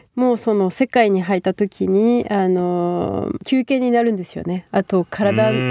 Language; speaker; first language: Japanese; non-native, fluent; French